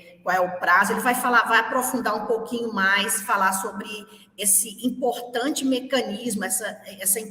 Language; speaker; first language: Portuguese; native; Portuguese